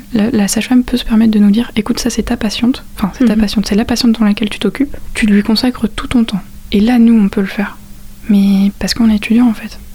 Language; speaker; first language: French; native; French